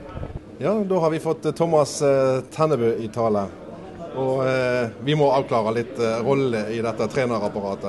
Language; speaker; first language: Norwegian; native; Norwegian